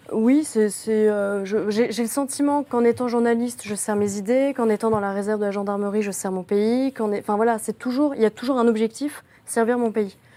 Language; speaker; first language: French; native; French